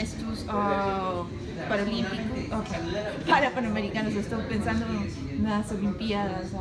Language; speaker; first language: Portuguese; non-native, learner; Spanish